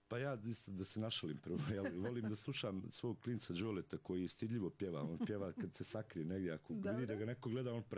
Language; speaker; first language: Serbian; native; Serbian